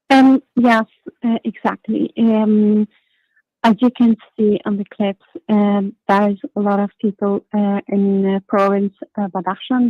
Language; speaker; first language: English; non-native, learner; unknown